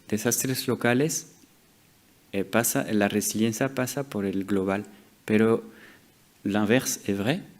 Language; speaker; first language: Spanish; non-native, fluent; French